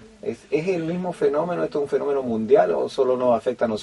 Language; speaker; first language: Spanish; native; Spanish